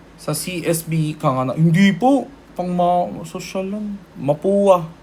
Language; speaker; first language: Filipino; early bilingual, other home language; Korean